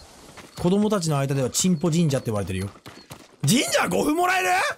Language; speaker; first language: Japanese; native; Japanese